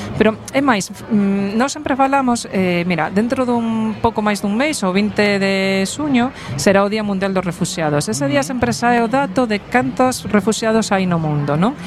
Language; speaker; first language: Galician; non-native, local second language; Spanish